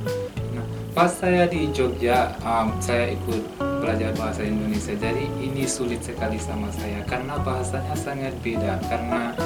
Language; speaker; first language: Indonesian; non-native, learner; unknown